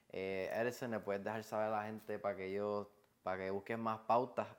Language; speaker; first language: Spanish; early bilingual, other home language; English